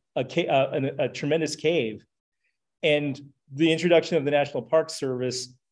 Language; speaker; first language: English; native; English